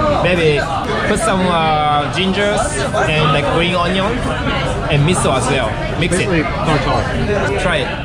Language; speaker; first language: English; non-native, learner; Japanese